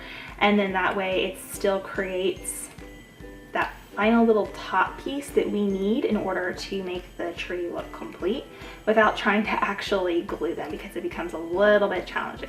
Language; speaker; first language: English; native; English